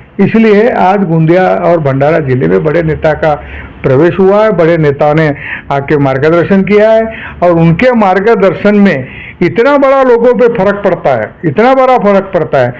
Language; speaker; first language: Hindi; non-native, local second language; Marathi